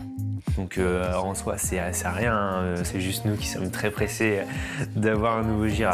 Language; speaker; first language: French; native; French